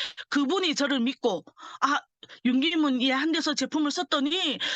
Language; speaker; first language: Korean; early bilingual, heritage; Korean